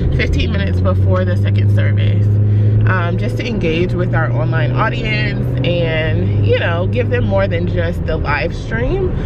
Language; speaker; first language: English; native; English